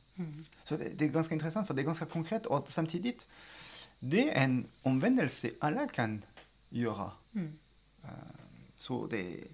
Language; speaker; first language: Swedish; non-native, fluent; French